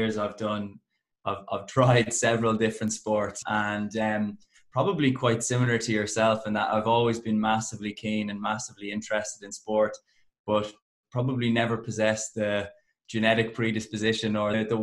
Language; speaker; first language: English; native; English